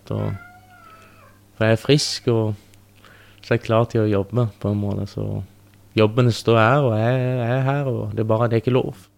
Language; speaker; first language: Norwegian; early bilingual, other home language; Persian